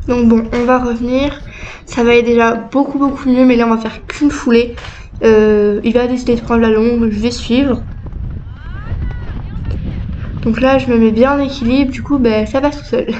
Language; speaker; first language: French; native; French